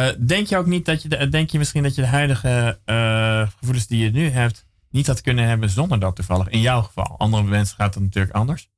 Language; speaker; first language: Dutch; native; Dutch